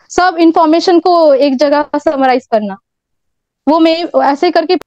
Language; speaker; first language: Hindi; non-native, local second language; Bangla